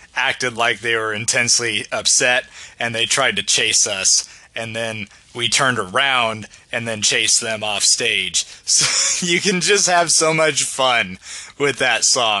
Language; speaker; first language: English; native; English